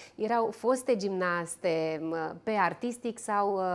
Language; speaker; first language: Romanian; native; Romanian